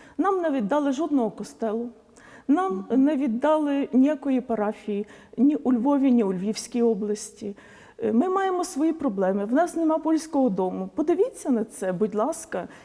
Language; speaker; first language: Ukrainian; non-native, local second language; Polish